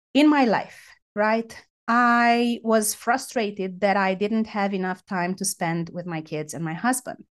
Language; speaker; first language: English; non-native, fluent; Romanian